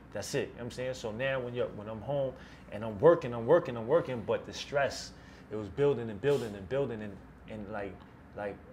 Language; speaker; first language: English; native; English